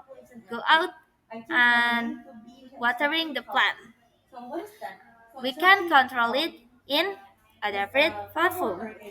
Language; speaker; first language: English; non-native, learner; Indonesian